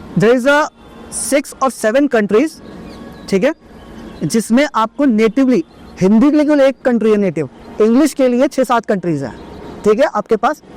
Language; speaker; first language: Hindi; native; Hindi